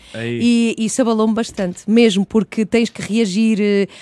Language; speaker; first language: Portuguese; early bilingual, other home language; Spanish